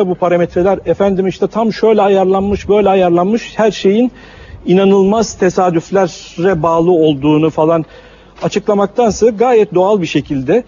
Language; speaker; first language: Turkish; native; Turkish